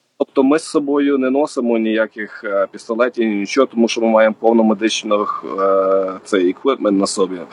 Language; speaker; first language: Ukrainian; native; Ukrainian